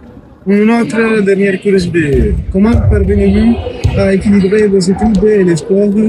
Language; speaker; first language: French; non-native, learner; Italian